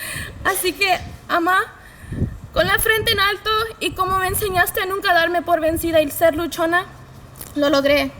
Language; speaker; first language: Spanish; early bilingual, heritage; Spanish